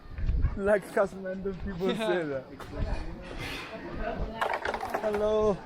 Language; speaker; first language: English; non-native, learner; Tibetan